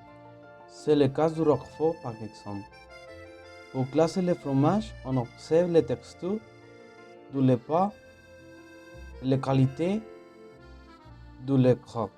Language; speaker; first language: French; non-native, learner; Spanish